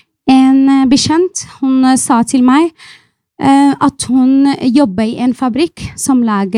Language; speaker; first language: Norwegian; non-native, fluent; Arabic